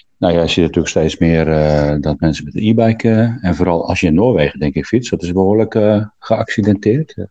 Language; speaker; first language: Dutch; native; Dutch